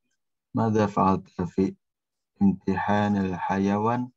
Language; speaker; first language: Arabic; non-native, learner; Indonesian